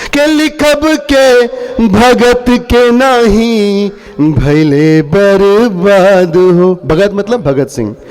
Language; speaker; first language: Hindi; non-native, local second language; Bhojpuri